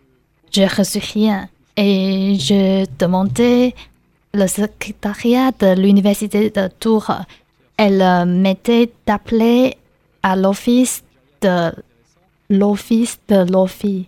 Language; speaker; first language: French; non-native, learner; Chinese